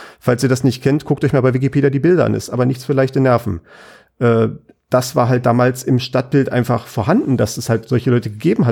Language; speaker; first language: German; native; German